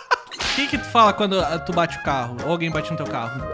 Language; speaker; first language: Portuguese; native; Portuguese